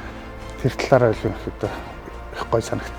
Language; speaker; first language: Mongolian; native; Mongolian